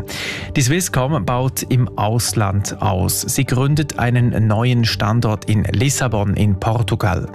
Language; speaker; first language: German; native; German